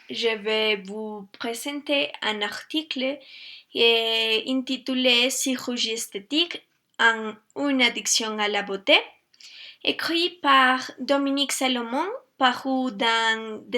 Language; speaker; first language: French; non-native, learner; Spanish